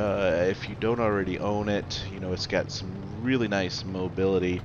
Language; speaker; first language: English; native; English